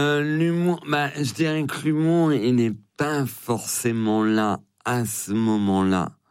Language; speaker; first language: French; native; French